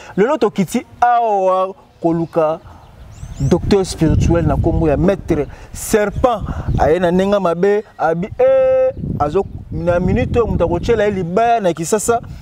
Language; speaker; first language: Lingala; non-native, local second language; Kongo